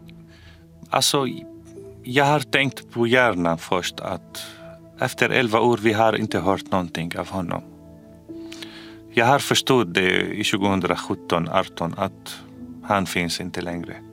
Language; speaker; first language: Swedish; non-native, fluent; Arabic